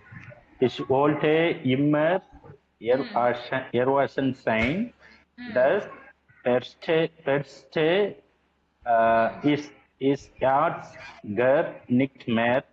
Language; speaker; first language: German; non-native, learner; Tamil